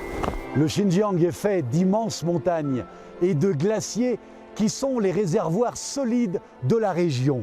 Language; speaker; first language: French; native; French